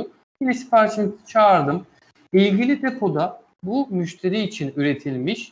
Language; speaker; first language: Turkish; native; Turkish